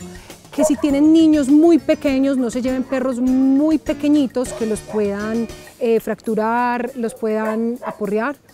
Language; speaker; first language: Spanish; native; Spanish